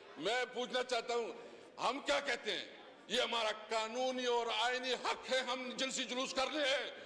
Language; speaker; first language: Urdu; non-native, local second language; Pashto